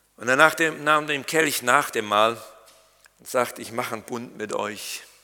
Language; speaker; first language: German; native; German